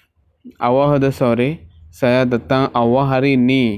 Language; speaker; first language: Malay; non-native, learner; Rohingya